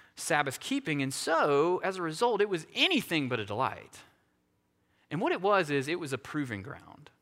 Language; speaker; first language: English; native; English